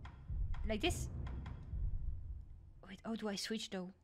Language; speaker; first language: English; non-native, fluent; French